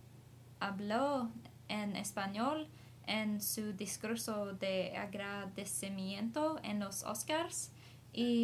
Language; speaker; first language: Spanish; non-native, learner; English